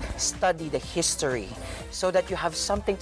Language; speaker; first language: English; non-native, local second language; Filipino